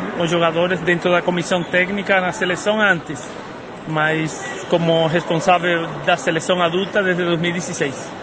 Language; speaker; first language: Portuguese; non-native, fluent; Spanish